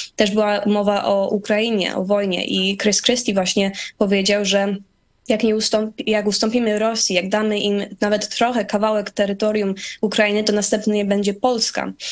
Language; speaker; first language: Polish; early bilingual, heritage; Polish